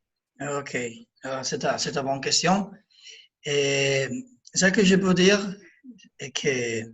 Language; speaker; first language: French; non-native, learner; Spanish